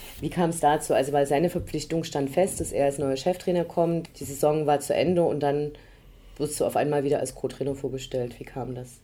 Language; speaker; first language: German; native; German